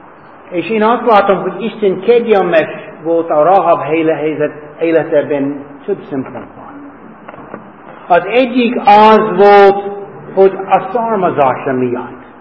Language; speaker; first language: Hungarian; non-native, fluent; English